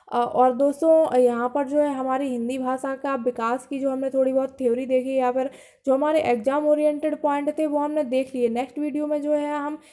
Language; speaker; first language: Hindi; native; Hindi